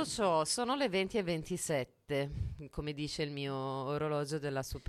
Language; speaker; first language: Italian; native; Italian